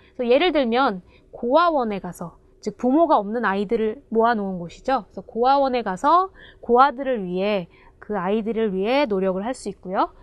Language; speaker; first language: Korean; native; Korean